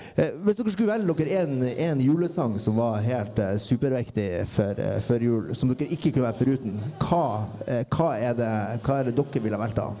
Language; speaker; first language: Norwegian; native; Norwegian